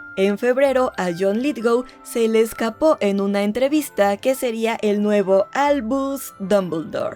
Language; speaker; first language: Spanish; native; Spanish